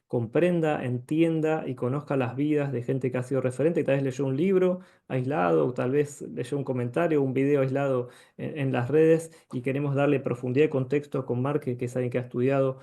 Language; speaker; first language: Spanish; native; Spanish